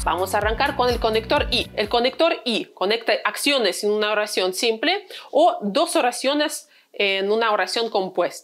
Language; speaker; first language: Spanish; non-native, fluent; Russian